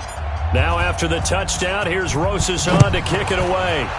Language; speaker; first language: English; native; English